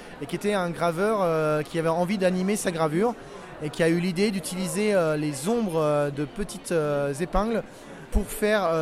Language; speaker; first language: French; native; French